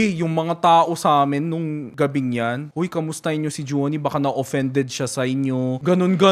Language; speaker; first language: Filipino; non-native, fluent; Korean